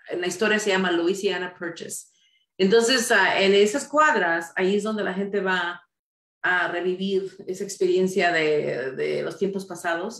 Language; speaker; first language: Spanish; early bilingual, heritage; Spanish